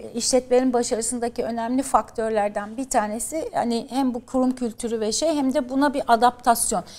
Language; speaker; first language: Turkish; native; Turkish